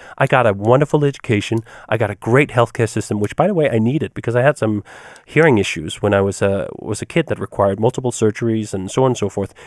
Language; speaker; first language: English; non-native, fluent; Danish